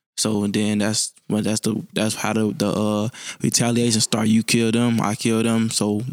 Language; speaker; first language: English; native; English